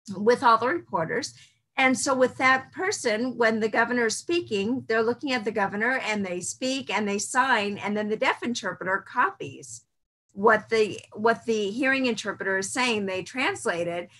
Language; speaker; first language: English; native; English